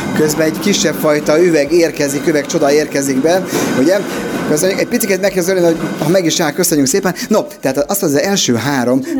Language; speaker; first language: Hungarian; native; Hungarian